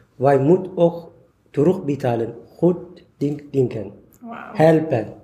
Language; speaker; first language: Dutch; non-native, fluent; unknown